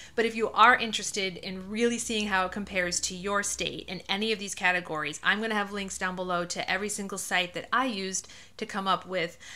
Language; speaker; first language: English; native; English